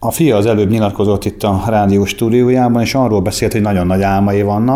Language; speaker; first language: Hungarian; native; Hungarian